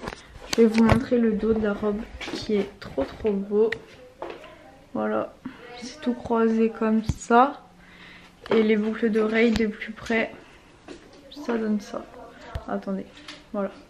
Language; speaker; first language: French; native; French